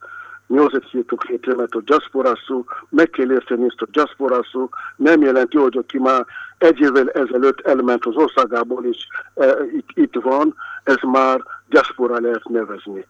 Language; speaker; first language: Hungarian; non-native, fluent; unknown